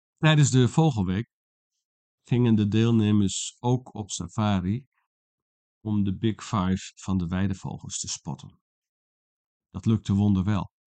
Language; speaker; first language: Dutch; non-native, local second language; Western Frisian